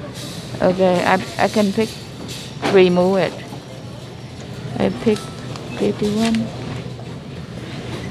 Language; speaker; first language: English; non-native, learner; Vietnamese